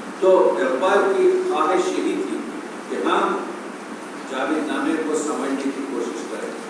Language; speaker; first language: Urdu; native; Urdu